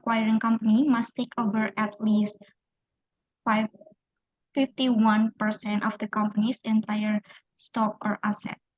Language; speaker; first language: English; non-native, learner; Indonesian